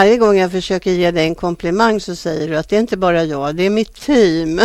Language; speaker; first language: Swedish; native; Swedish